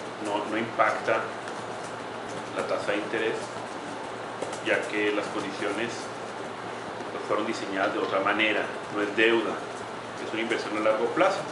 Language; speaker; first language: Spanish; native; Spanish